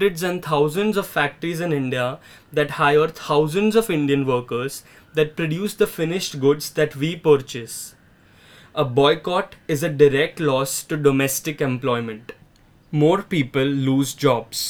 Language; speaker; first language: English; non-native, local second language; Hindi